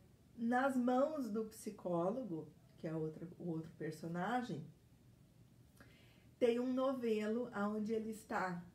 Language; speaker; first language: Portuguese; native; Portuguese